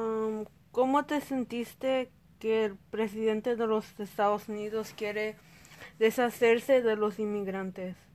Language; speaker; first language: Spanish; early bilingual, heritage; Spanish